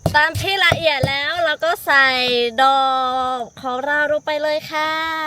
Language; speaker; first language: Thai; non-native, local second language; Lahu